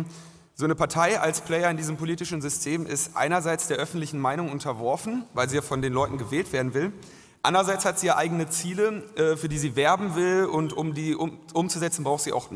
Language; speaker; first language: German; native; German